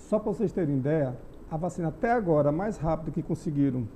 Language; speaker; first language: Portuguese; native; Portuguese